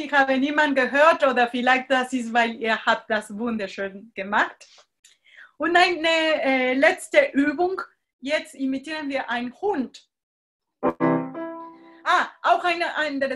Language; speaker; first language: German; non-native, fluent; Spanish